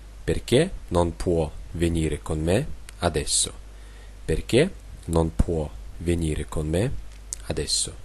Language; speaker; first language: Italian; non-native, fluent; Russian